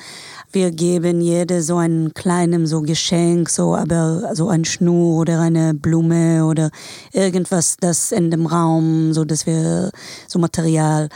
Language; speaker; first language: German; non-native, fluent; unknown